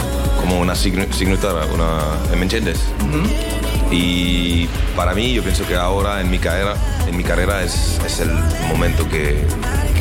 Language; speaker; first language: Spanish; non-native, learner; French